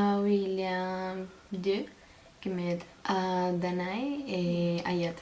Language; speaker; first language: French; non-native, learner; Spanish